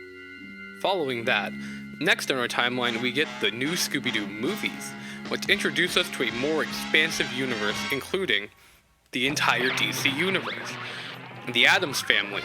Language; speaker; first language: English; native; English